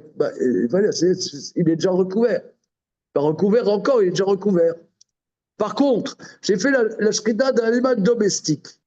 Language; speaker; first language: French; native; French